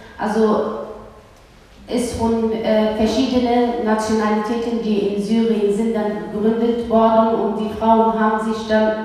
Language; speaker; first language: German; early bilingual, other home language; Kurdish